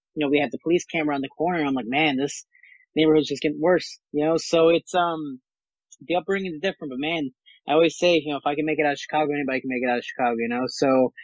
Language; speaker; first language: English; native; English